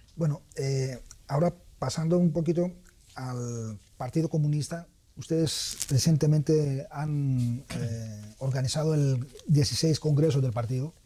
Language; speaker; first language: Spanish; non-native, fluent; Greek